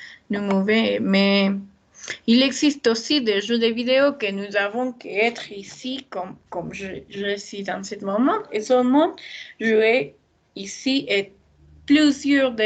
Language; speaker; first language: French; non-native, learner; Spanish